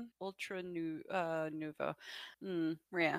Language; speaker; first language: French; non-native, learner; English